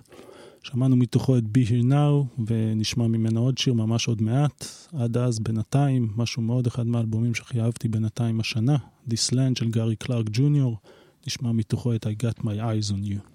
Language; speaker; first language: Hebrew; native; Hebrew